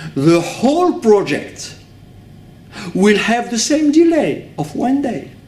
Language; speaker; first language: English; non-native, fluent; French